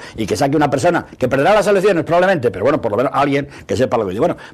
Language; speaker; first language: Spanish; native; Spanish